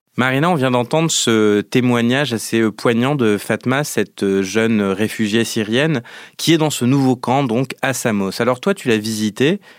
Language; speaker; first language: French; native; French